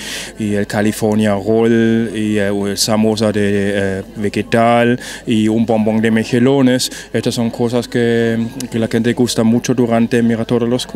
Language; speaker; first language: Spanish; non-native, fluent; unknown